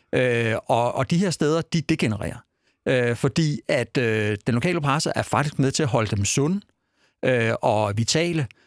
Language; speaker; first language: Danish; native; Danish